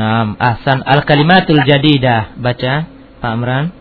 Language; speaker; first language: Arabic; non-native, fluent; Indonesian